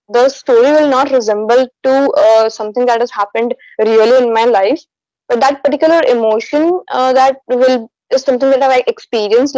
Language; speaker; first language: English; non-native, local second language; Hindi